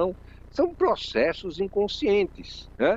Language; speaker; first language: Portuguese; native; Portuguese